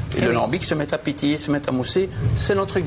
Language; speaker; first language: French; native; French